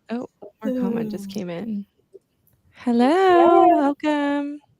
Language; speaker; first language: English; native; English